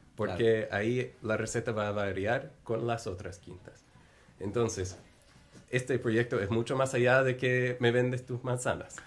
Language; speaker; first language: Spanish; non-native, fluent; English